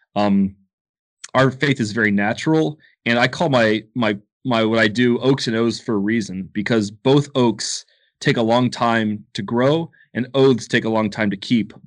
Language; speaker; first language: English; native; English